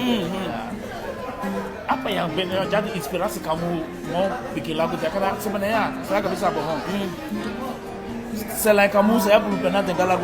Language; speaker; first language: Indonesian; non-native, fluent; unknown